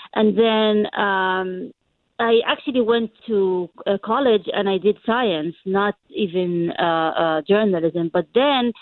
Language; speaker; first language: English; non-native, fluent; Arabic